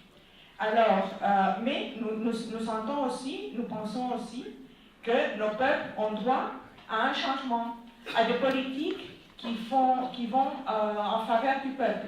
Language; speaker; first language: French; non-native, fluent; Spanish